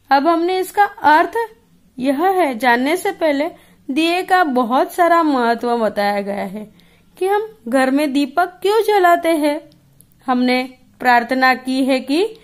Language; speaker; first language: Hindi; non-native, local second language; Gujarati